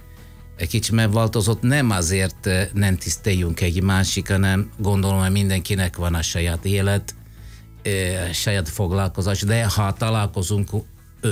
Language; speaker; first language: Hungarian; non-native, fluent; Italian